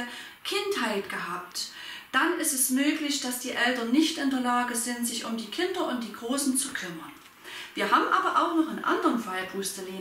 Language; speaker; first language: German; native; German